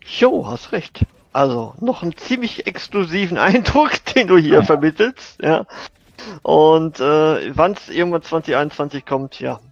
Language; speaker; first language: German; native; German